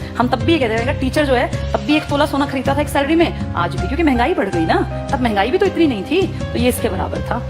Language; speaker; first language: Hindi; native; Hindi